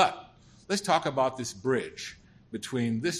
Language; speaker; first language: English; native; English